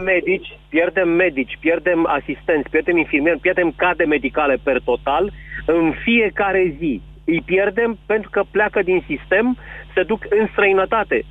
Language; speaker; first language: Romanian; native; Romanian